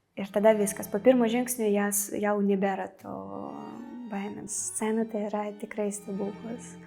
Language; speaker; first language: Lithuanian; non-native, fluent; Russian